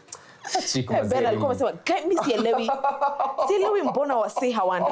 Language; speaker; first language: English; non-native, local second language; Swahili